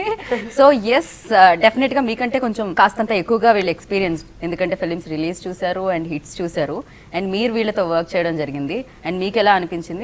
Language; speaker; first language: Telugu; native; Telugu